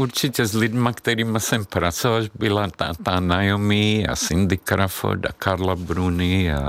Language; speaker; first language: Czech; non-native, fluent; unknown